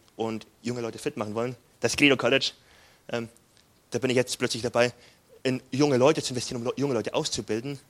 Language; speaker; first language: German; native; German